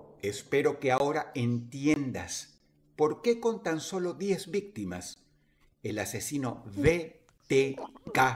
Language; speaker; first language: Spanish; native; Spanish